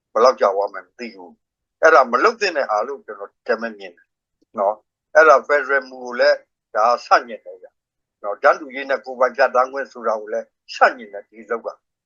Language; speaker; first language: Burmese; non-native, local second language; S'gaw Karen